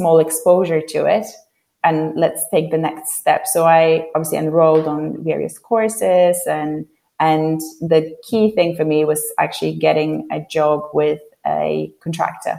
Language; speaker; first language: English; non-native, fluent; Polish